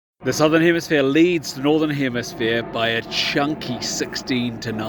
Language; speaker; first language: English; native; English